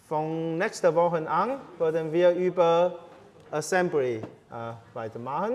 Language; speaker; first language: German; non-native, learner; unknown